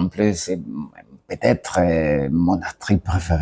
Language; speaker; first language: French; non-native, learner; Spanish